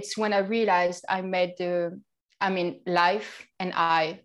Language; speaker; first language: English; non-native, fluent; French